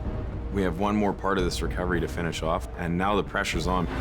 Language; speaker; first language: English; native; English